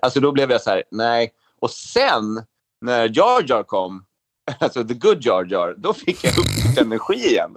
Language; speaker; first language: Swedish; native; Swedish